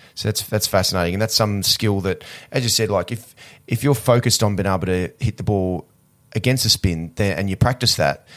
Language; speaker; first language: English; native; English